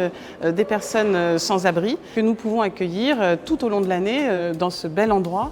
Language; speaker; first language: French; native; French